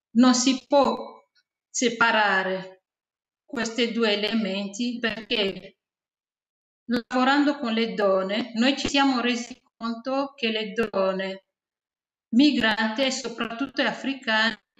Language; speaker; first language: Italian; non-native, fluent; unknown